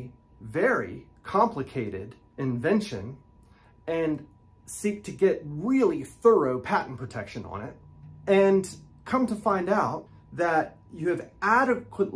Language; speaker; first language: English; native; English